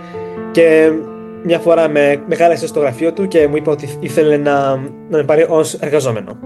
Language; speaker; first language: Greek; non-native, fluent; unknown